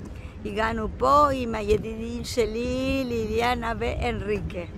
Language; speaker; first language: Hebrew; non-native, learner; Spanish